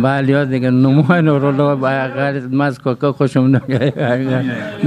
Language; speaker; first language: Persian; native; Persian